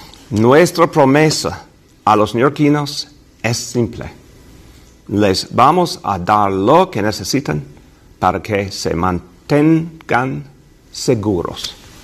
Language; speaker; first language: Spanish; non-native, learner; English